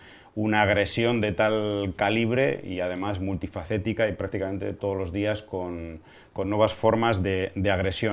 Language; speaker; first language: Spanish; native; Spanish